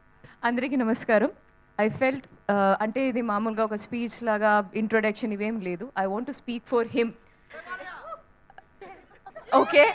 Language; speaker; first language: Telugu; non-native, learner; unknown